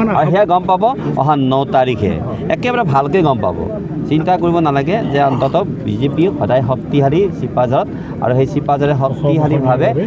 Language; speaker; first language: Assamese; native; Assamese